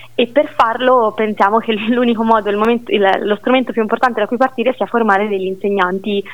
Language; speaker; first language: Italian; native; Italian